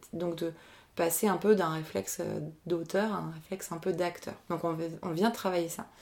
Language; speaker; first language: French; native; French